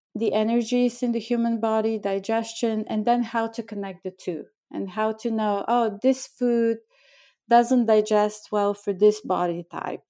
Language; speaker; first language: English; non-native, fluent; Bulgarian